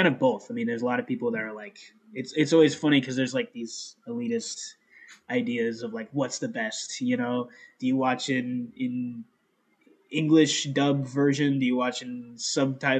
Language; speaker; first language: English; native; English